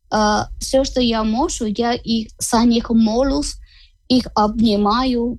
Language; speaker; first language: Ukrainian; non-native, learner; Malayalam